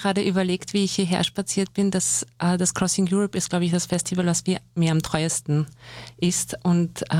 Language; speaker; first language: German; native; German